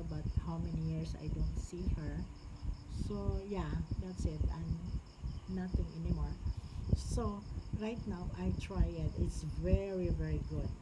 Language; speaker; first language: English; non-native, local second language; Cebuano